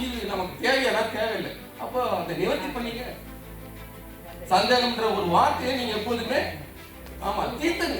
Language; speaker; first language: Tamil; native; Tamil